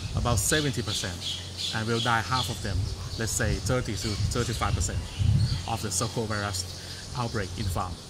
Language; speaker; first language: English; non-native, fluent; Thai